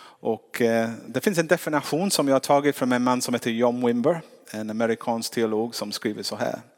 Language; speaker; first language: Swedish; non-native, fluent; English